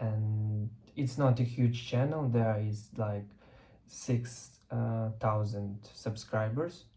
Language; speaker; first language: English; non-native, learner; Russian